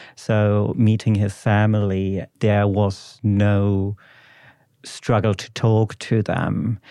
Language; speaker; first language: English; non-native, fluent; German